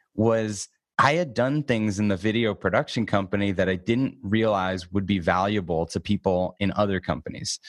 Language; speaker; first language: English; native; English